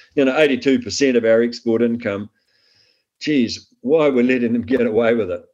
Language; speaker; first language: English; native; English